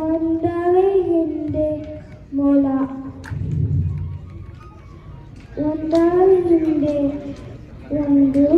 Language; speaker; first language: Kannada; early bilingual, heritage; Kannada